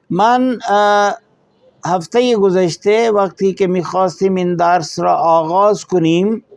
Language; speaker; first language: Persian; non-native, fluent; Urdu